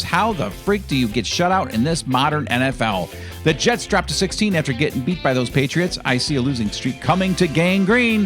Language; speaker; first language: English; native; English